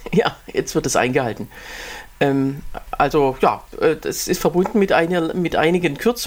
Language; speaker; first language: German; native; German